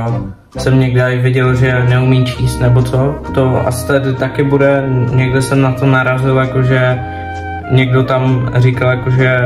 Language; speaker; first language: Czech; native; Czech